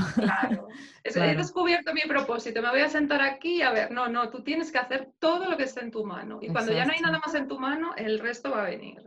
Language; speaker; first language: Spanish; native; Spanish